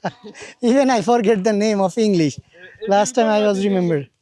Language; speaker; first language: English; non-native, learner; Bangla